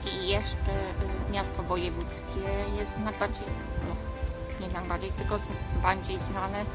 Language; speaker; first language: Polish; native; Polish